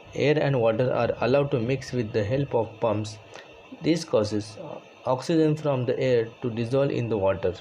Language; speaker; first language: English; non-native, local second language; Marathi